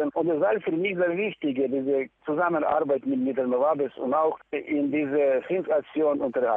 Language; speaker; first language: German; non-native, fluent; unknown